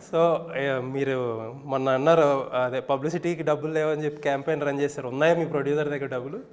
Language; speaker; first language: Telugu; native; Telugu